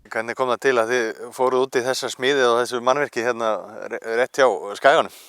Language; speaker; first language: Icelandic; native; Icelandic